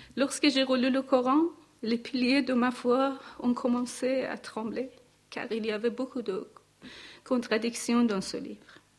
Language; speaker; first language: French; non-native, learner; Persian